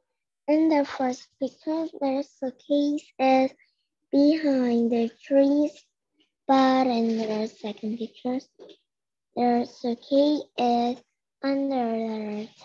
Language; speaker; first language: English; non-native, learner; Vietnamese